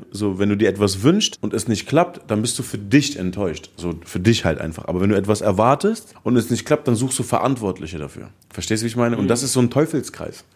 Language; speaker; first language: German; early bilingual, other home language; Arabic